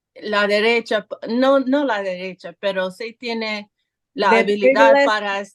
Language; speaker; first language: Spanish; non-native, learner; English